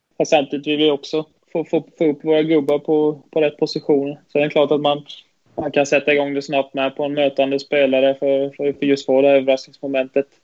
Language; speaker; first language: Swedish; native; Swedish